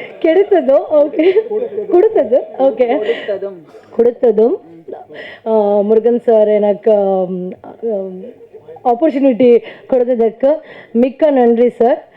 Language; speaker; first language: Tamil; non-native, learner; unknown